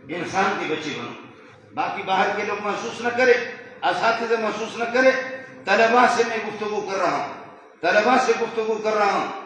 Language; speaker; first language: Urdu; non-native, local second language; Brahui